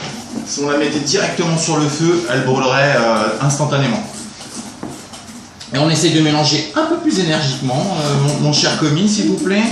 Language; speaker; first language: French; native; French